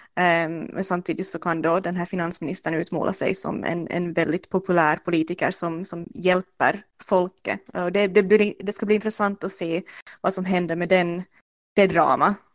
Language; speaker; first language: Swedish; native; Swedish